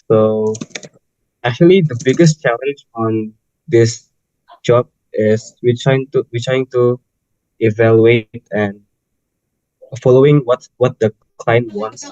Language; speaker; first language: English; non-native, fluent; Indonesian